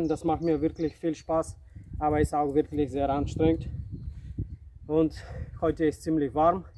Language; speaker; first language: German; non-native, fluent; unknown